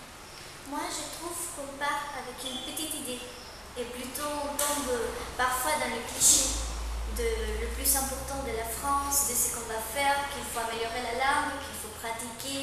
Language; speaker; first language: French; non-native, fluent; Spanish